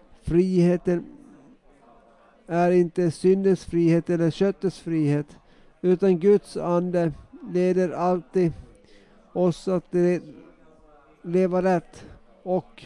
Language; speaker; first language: Swedish; non-native, local second language; Finnish